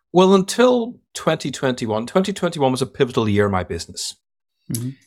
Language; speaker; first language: English; native; English